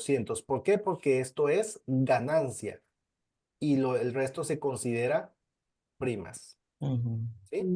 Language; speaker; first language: Spanish; native; Spanish